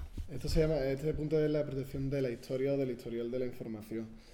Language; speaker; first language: Spanish; native; Spanish